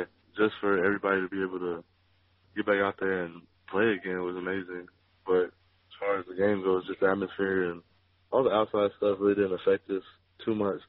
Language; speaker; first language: English; native; English